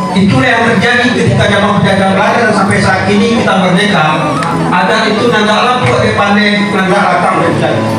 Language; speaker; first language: Indonesian; non-native, local second language; Minangkabau